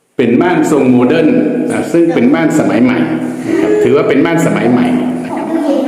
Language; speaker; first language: Thai; non-native, local second language; Khmer